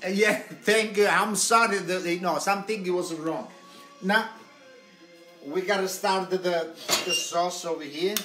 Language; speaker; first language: English; non-native, local second language; Italian